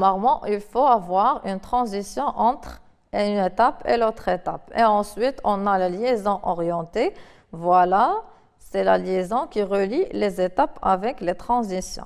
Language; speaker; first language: French; non-native, local second language; Arabic